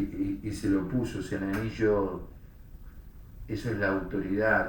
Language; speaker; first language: Spanish; native; Spanish